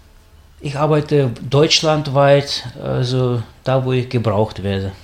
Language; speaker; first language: German; non-native, fluent; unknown